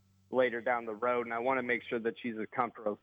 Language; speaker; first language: English; native; English